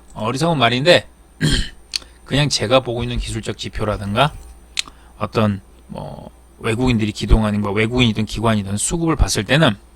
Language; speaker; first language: Korean; native; Korean